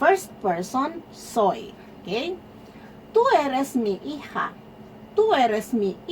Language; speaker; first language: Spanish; non-native, fluent; Filipino